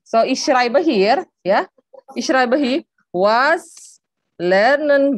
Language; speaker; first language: German; non-native, learner; Indonesian